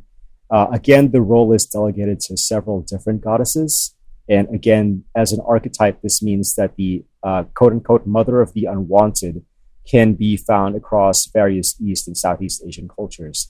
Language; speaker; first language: English; non-native, local second language; Filipino